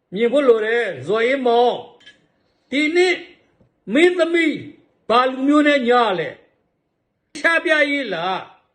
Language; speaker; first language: Burmese; native; Burmese